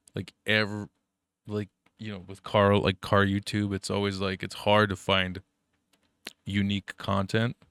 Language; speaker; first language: English; early bilingual, other home language; German